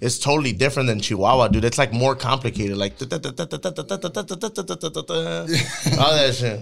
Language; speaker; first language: English; early bilingual, other home language; Spanish